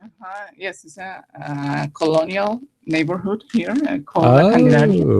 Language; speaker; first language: English; non-native, learner; Spanish